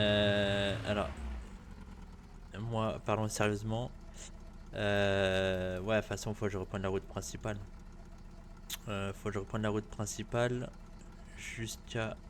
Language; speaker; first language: French; native; French